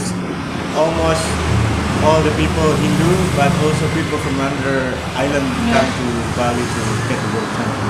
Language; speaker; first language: English; non-native, learner; Indonesian